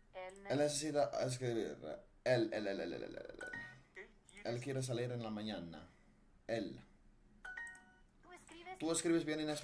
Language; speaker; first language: Spanish; non-native, learner; Dutch